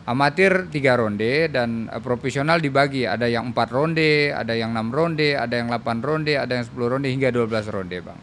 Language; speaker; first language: Indonesian; native; Indonesian